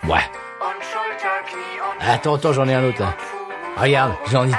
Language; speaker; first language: French; native; French